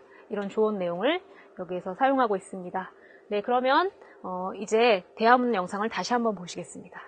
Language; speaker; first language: Korean; native; Korean